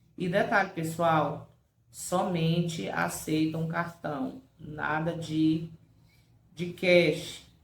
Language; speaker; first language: Portuguese; native; Portuguese